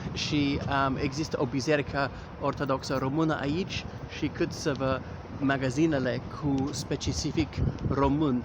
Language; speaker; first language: Romanian; non-native, learner; English